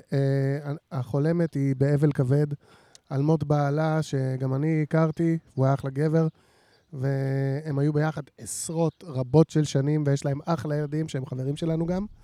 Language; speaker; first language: Hebrew; native; Hebrew